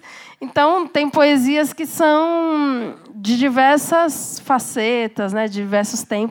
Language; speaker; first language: Portuguese; native; Portuguese